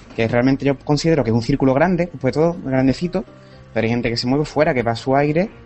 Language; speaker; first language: Spanish; native; Spanish